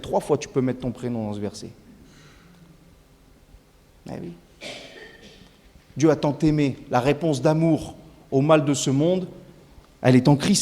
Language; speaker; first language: French; native; French